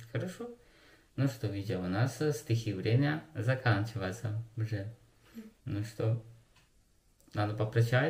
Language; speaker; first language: Russian; non-native, learner; Chinese